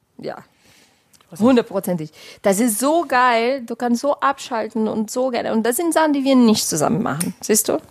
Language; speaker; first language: German; non-native, fluent; Portuguese